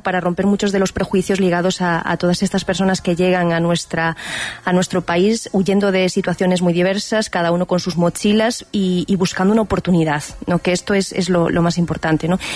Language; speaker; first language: Spanish; native; Spanish